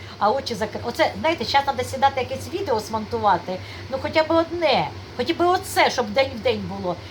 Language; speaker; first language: Ukrainian; native; Ukrainian